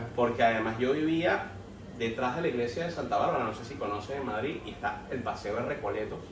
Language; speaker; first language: Spanish; native; Spanish